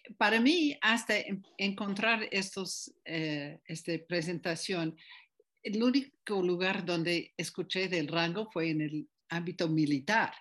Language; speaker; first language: Spanish; non-native, fluent; English